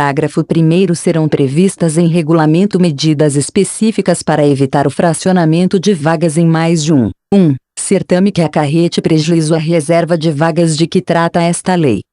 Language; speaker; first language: Portuguese; native; Portuguese